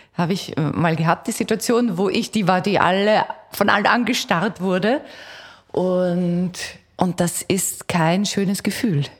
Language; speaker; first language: German; native; German